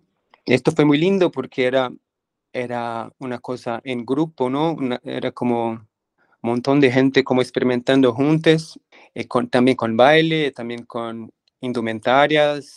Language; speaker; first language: Spanish; non-native, fluent; Portuguese